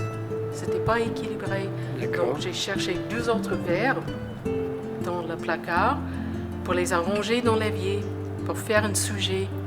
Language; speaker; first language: French; non-native, fluent; English